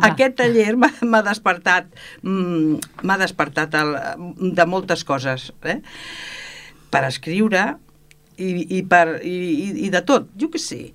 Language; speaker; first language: Catalan; native; Catalan